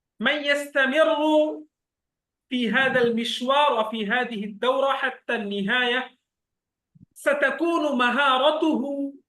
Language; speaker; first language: Arabic; non-native, fluent; Bangla